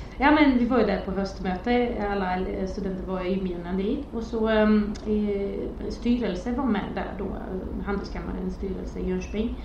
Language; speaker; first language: Swedish; non-native, fluent; Romanian